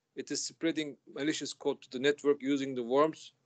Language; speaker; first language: English; non-native, fluent; Turkish